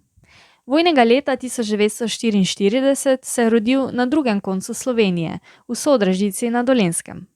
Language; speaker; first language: Slovenian; native; Slovenian